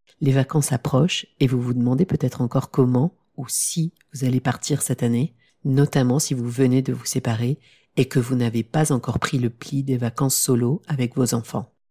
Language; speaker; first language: French; native; French